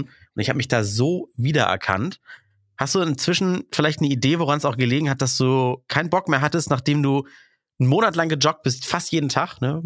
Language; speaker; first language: German; native; German